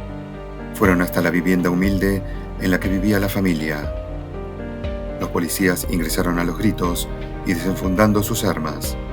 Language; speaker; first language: Spanish; native; Spanish